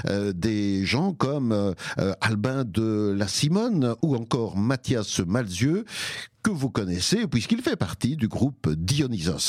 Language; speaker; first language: French; native; French